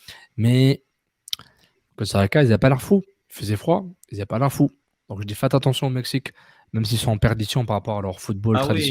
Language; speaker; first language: French; native; French